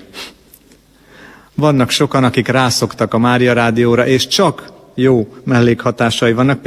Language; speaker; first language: Hungarian; native; Hungarian